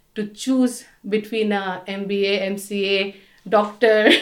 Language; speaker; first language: English; non-native, local second language; Hindi